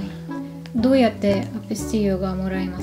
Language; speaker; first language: Japanese; non-native, learner; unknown